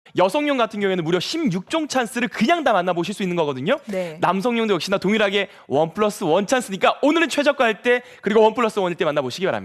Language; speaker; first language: Korean; native; Korean